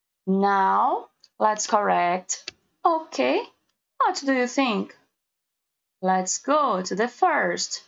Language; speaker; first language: English; non-native, learner; Portuguese